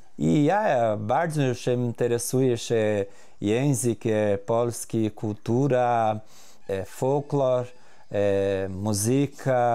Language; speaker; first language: Polish; early bilingual, heritage; Polish